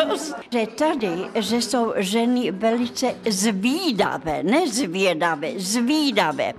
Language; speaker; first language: Czech; non-native, fluent; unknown